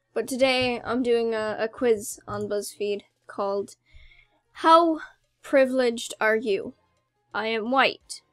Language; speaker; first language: English; native; English